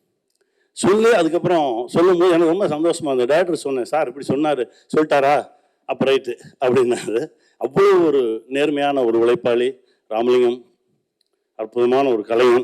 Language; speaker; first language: Tamil; native; Tamil